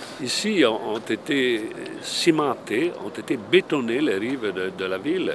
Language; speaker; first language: French; non-native, fluent; Italian